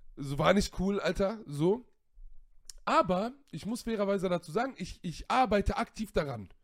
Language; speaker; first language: German; native; German